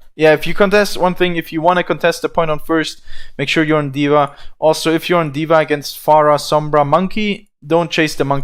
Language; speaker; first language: English; non-native, fluent; German